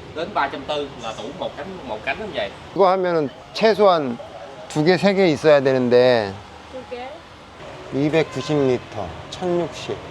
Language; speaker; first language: Korean; native; Korean